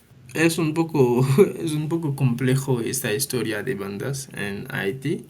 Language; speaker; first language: Spanish; non-native, fluent; French